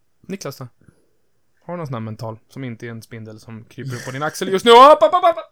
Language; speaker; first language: Swedish; native; Swedish